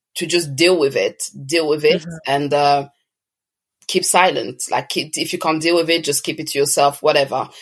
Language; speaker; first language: English; early bilingual, other home language; French